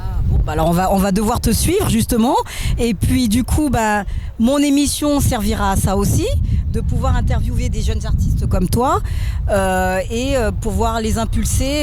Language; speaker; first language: French; native; French